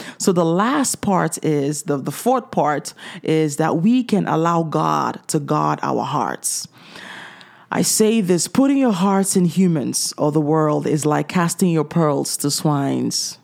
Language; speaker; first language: English; native; English